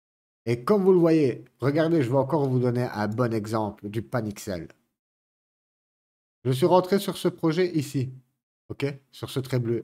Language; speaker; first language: French; native; French